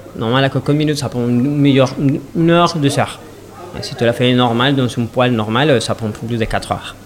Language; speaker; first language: French; non-native, learner; Spanish